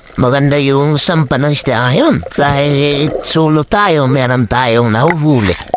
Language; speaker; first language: Filipino; native; Filipino